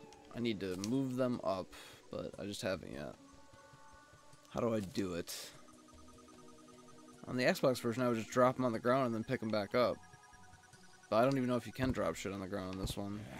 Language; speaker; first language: English; native; English